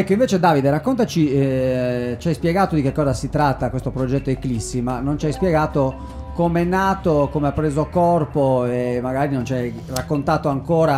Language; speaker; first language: Italian; native; Italian